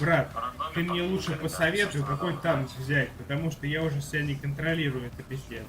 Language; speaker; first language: Russian; native; Russian